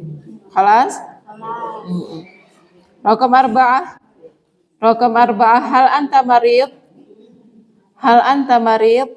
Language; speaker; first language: Arabic; non-native, fluent; Indonesian